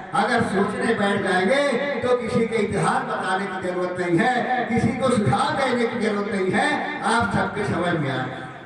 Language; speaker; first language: Hindi; native; Hindi